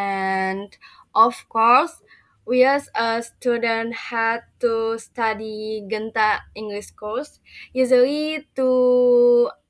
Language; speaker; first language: English; non-native, learner; Indonesian